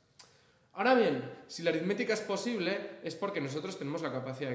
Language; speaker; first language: Spanish; native; Spanish